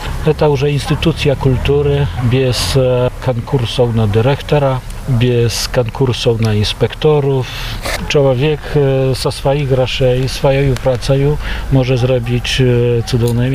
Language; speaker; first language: Polish; non-native, local second language; Belarusian